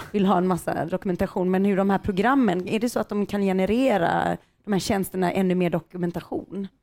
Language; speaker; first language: Swedish; native; Swedish